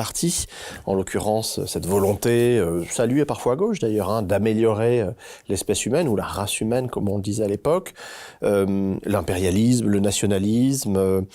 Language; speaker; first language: French; native; French